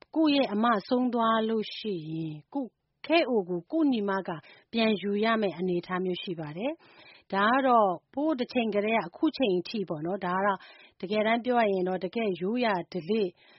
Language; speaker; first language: Burmese; non-native, local second language; Hakha Chin